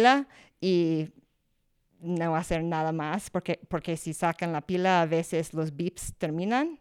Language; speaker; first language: Spanish; non-native, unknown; English